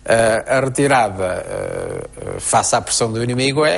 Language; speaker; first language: Portuguese; native; Portuguese